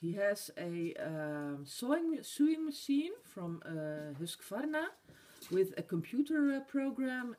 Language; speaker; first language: English; non-native, fluent; Dutch